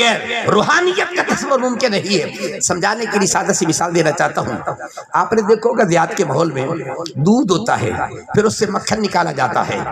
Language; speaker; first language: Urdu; non-native, local second language; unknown